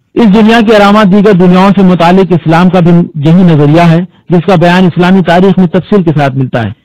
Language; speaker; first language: Urdu; native; Urdu